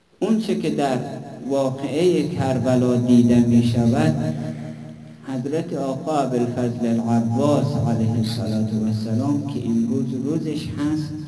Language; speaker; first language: Persian; native; Persian